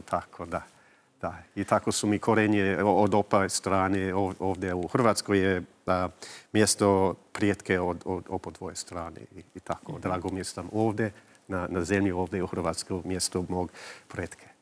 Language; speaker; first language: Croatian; early bilingual, heritage; English